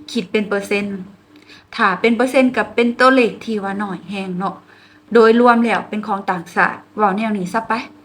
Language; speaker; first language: Thai; native; Thai